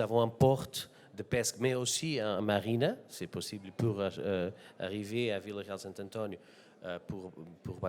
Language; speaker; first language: French; non-native, learner; Portuguese